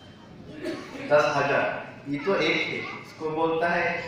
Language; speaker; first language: Hindi; non-native, learner; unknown